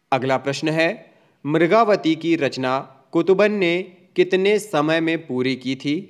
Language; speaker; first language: Hindi; native; Hindi